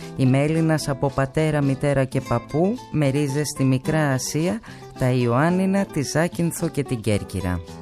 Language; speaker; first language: Greek; native; Greek